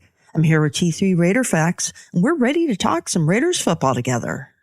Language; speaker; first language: English; native; English